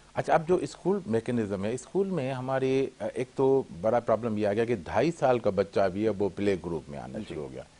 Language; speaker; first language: Urdu; native; Urdu